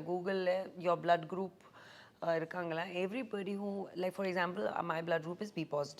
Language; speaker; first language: Tamil; non-native, learner; Hindi